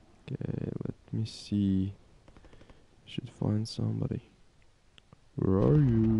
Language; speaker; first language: English; non-native, learner; Ukrainian